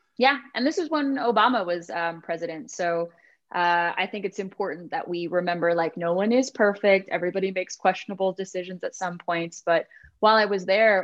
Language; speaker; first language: English; native; English